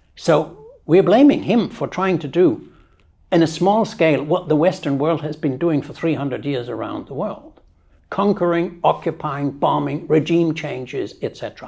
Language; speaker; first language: English; non-native, fluent; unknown